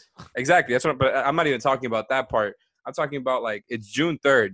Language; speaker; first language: English; native; English